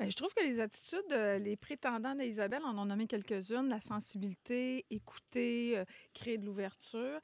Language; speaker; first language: French; native; French